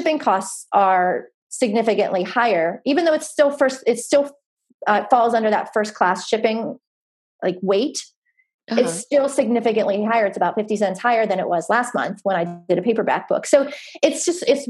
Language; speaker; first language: English; native; English